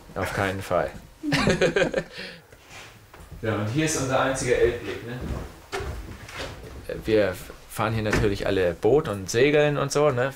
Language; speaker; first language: German; native; German